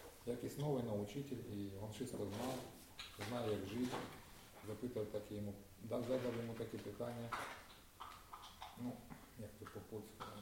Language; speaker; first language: Polish; non-native, learner; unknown